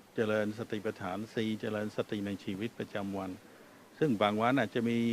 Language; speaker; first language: Thai; non-native, fluent; English